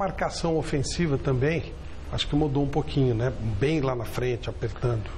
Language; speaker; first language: Portuguese; native; Portuguese